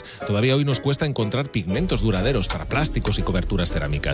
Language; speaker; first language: Spanish; native; Spanish